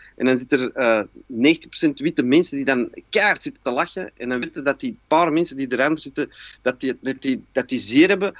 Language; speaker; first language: Dutch; native; Dutch